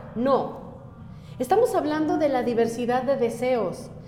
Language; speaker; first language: Spanish; native; Spanish